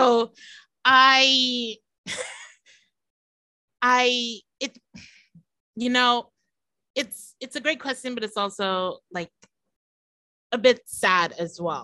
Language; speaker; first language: English; native; English